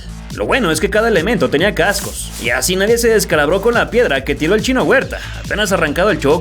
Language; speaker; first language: Spanish; native; Spanish